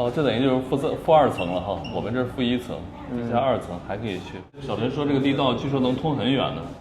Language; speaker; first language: Chinese; native; Chinese